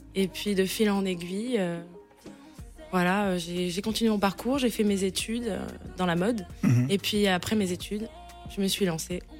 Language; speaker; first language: French; native; French